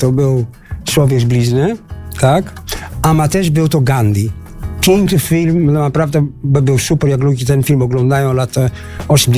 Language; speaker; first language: Polish; non-native, fluent; Dutch